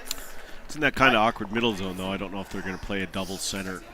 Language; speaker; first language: English; native; English